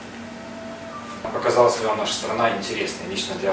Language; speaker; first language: Russian; native; Russian